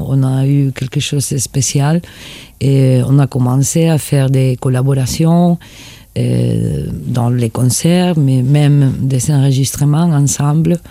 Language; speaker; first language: French; non-native, fluent; Spanish